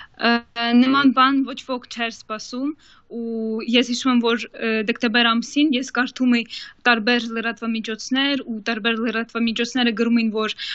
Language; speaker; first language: Armenian; early bilingual, heritage; Armenian